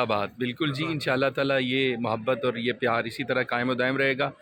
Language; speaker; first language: Urdu; native; Urdu